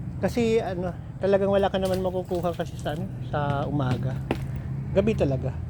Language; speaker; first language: Filipino; non-native, local second language; Iloko